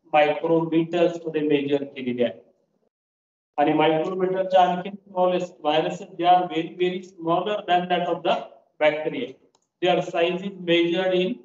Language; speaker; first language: English; non-native, local second language; Marathi